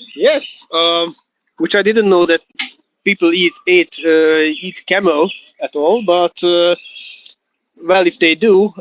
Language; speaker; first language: English; non-native, fluent; Hungarian